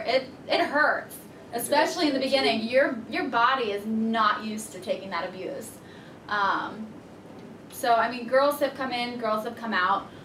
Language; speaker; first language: English; native; English